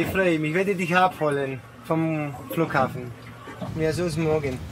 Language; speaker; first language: German; non-native, fluent; Greek